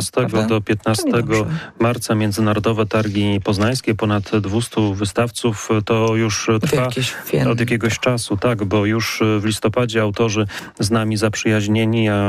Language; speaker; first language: Polish; native; Polish